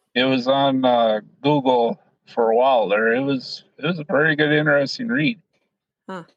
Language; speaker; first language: English; native; English